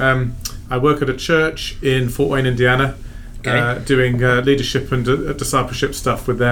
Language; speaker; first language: English; native; English